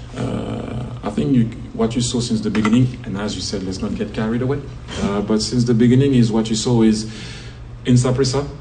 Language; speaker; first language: English; non-native, fluent; French